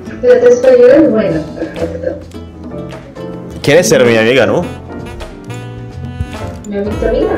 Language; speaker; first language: Spanish; non-native, learner; Indonesian